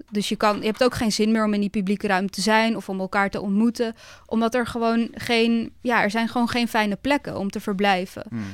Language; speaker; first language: Dutch; early bilingual, other home language; Bosnian